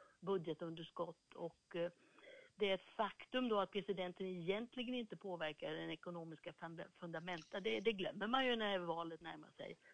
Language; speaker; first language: Swedish; native; Swedish